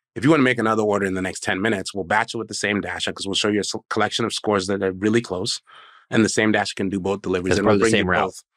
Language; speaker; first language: English; non-native, local second language; Akan